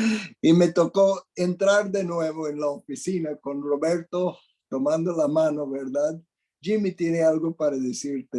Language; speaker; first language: Spanish; non-native, fluent; English